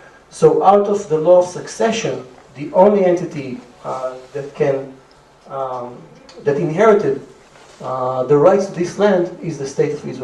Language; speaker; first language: English; non-native, fluent; Hebrew